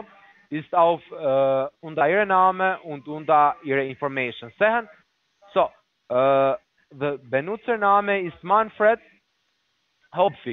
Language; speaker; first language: German; non-native, learner; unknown